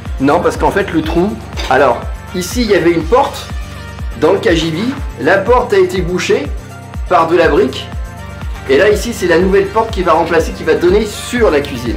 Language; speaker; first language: French; native; French